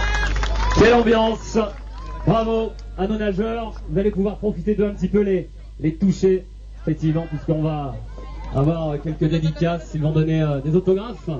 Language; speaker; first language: French; native; French